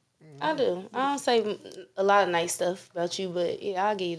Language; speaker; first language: English; native; English